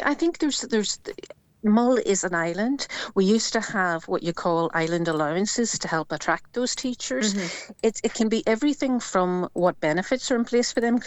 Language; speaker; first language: English; native; English